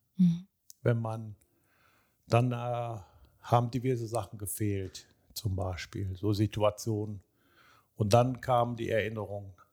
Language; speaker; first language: German; early bilingual, other home language; Turkish